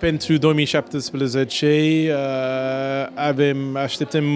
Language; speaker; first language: Romanian; non-native, learner; English